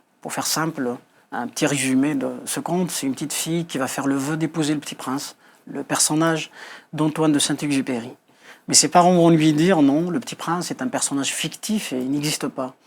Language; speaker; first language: French; non-native, local second language; Kabyle